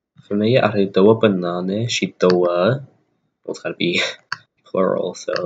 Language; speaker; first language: Romanian; non-native, learner; English